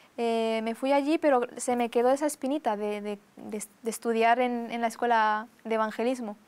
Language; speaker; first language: Spanish; early bilingual, other home language; Romanian